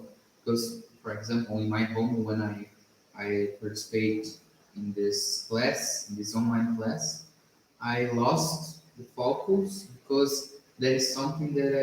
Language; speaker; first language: English; non-native, learner; Portuguese